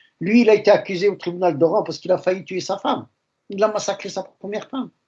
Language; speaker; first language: French; early bilingual, other home language; Arabic